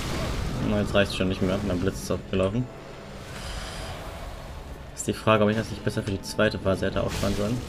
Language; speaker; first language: German; native; German